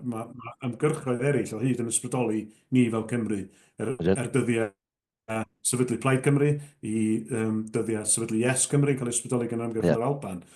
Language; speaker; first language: Welsh; native; Welsh